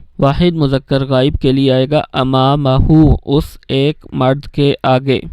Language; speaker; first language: Urdu; native; Urdu